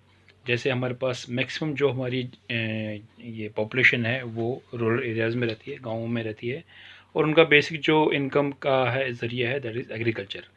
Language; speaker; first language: Hindi; non-native, local second language; Kashmiri